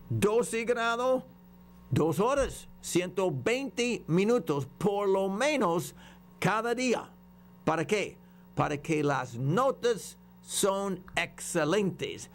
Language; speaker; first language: Spanish; non-native, fluent; English